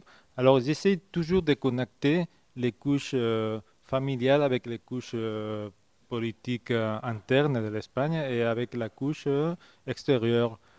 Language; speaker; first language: French; non-native, fluent; Spanish